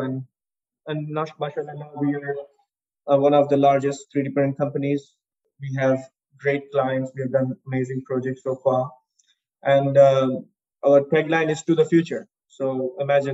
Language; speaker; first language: English; non-native, local second language; Urdu